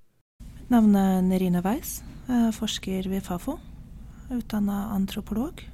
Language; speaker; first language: Norwegian; non-native, fluent; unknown